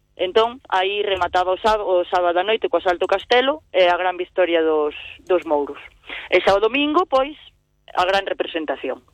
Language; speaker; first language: Galician; native; Galician